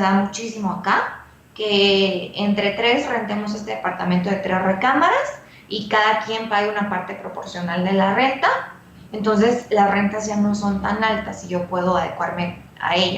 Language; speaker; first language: Spanish; native; Spanish